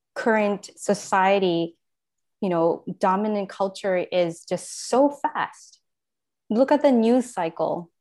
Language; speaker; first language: English; non-native, fluent; Japanese